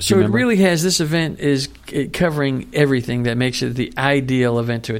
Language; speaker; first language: English; native; English